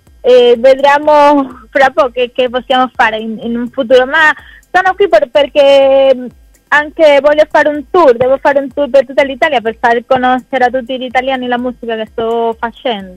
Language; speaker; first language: Italian; non-native, fluent; Spanish